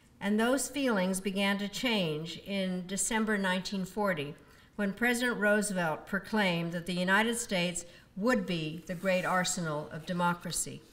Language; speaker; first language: English; early bilingual, other home language; Czech